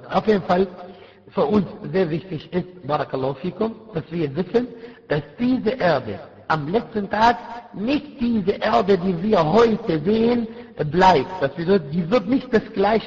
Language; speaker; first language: German; non-native, fluent; Arabic